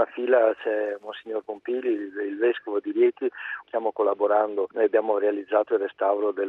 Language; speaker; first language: Italian; native; Italian